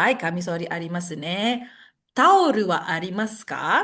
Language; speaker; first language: Japanese; non-native, fluent; Indonesian